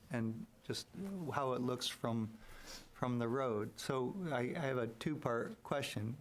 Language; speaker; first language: English; native; English